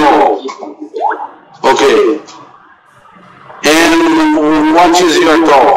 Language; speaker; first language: English; non-native, learner; Portuguese